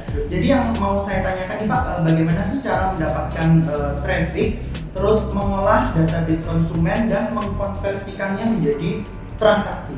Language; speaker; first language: Indonesian; native; Indonesian